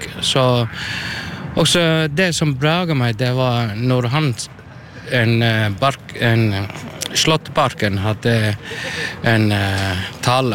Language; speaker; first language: Norwegian; non-native, learner; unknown